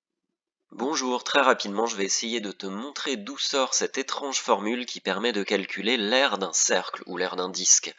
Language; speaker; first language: French; native; French